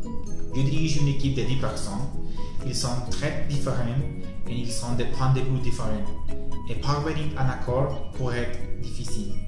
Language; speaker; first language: French; non-native, learner; Spanish